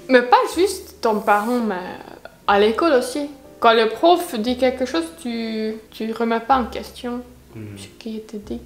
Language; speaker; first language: French; non-native, fluent; Hungarian